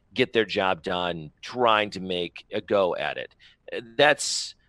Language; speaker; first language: English; native; English